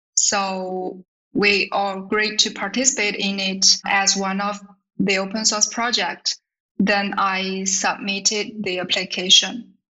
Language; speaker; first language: English; non-native, fluent; Chinese